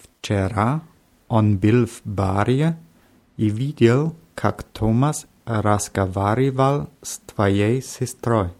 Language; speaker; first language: Russian; non-native, learner; German